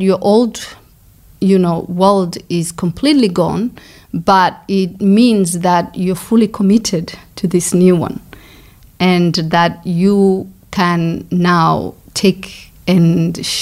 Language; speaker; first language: English; non-native, local second language; Somali